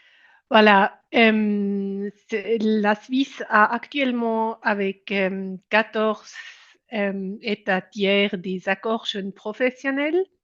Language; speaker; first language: French; non-native, local second language; German